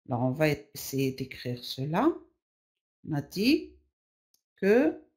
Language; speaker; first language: French; non-native, local second language; Arabic